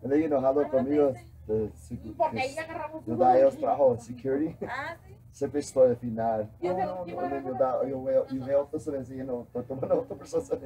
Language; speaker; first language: Spanish; early bilingual, heritage; English